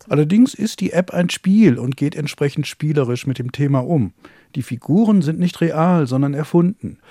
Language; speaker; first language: German; native; German